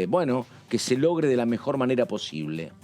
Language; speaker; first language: Spanish; native; Spanish